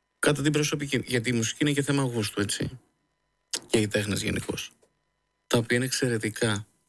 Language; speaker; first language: Greek; native; Greek